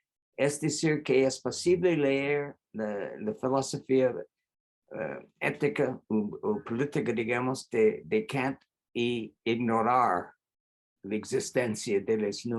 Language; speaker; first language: Spanish; non-native, fluent; English